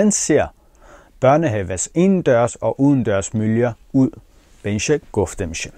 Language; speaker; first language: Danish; non-native, fluent; Persian